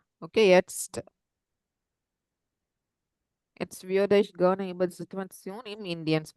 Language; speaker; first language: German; non-native, fluent; Tamil